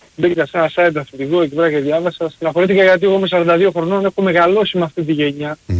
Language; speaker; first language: Greek; early bilingual, heritage; Greek